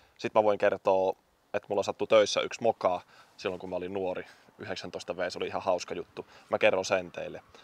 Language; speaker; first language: Finnish; native; Finnish